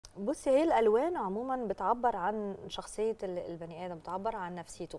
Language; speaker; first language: Arabic; native; Arabic